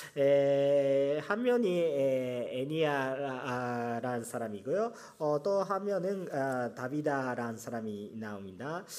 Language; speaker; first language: Korean; non-native, fluent; Japanese